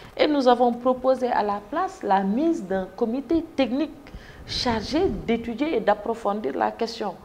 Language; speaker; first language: French; non-native, local second language; Wolof